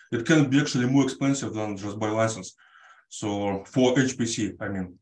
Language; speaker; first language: English; non-native, fluent; Russian